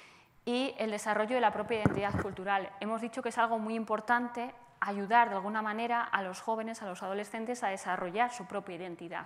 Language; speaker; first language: Spanish; native; Spanish